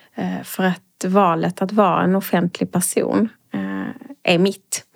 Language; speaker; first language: Swedish; native; Swedish